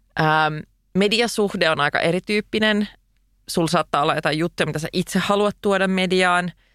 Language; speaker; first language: Finnish; non-native, local second language; Swedish